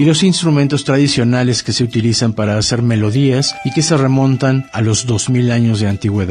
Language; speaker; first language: Spanish; native; Spanish